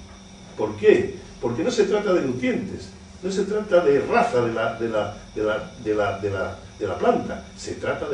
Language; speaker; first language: Spanish; native; Spanish